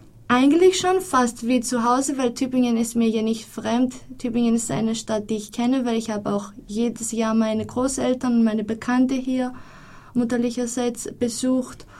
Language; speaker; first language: German; non-native, fluent; Greek